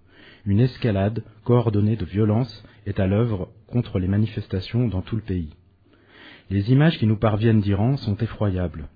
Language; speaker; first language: French; native; French